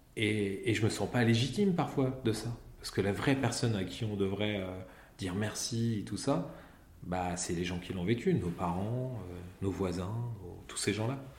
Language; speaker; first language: French; native; French